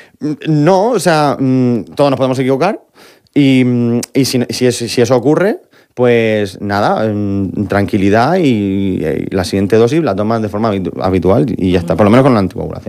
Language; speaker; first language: Spanish; native; Spanish